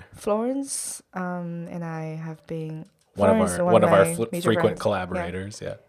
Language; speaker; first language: English; non-native, fluent; Chinese